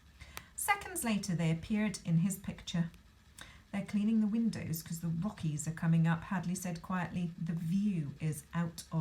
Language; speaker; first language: English; native; English